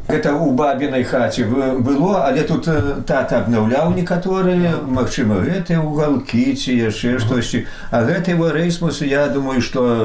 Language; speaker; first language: Belarusian; native; Belarusian